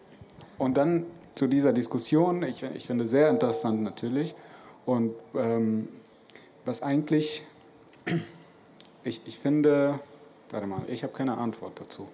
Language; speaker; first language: German; non-native, fluent; Arabic